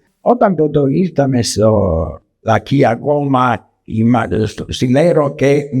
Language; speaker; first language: Greek; non-native, learner; Italian